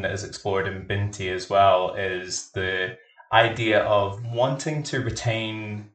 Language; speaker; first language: English; native; English